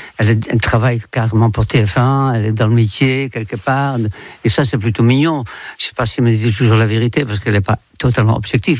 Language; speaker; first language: French; non-native, fluent; Dutch